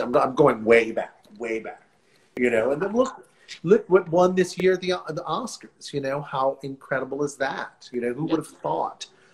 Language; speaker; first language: English; native; English